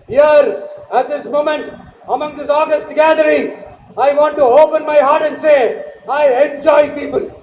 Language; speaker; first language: English; non-native, local second language; Tamil